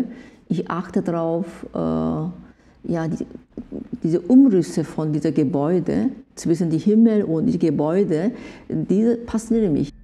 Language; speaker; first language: German; non-native, fluent; Korean